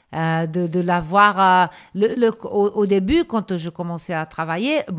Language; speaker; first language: French; non-native, fluent; Portuguese